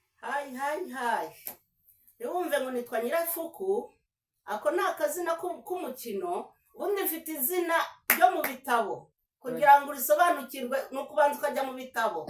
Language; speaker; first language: Kinyarwanda; early bilingual, heritage; Kinyarwanda